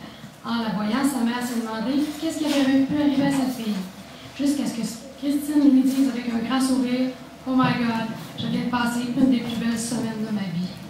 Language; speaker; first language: French; native; French